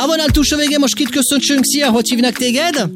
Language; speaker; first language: Hungarian; native; Hungarian